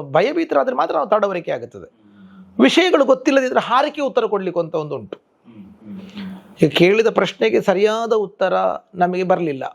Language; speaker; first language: Kannada; non-native, local second language; Tulu